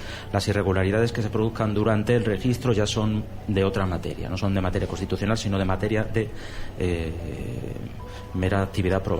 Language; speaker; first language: Spanish; native; Spanish